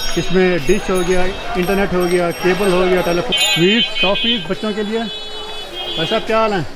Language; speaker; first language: Urdu; non-native, local second language; Punjabi